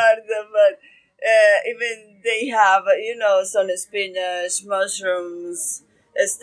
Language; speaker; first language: English; non-native, learner; Spanish